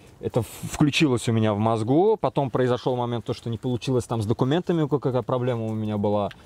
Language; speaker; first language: Russian; native; Russian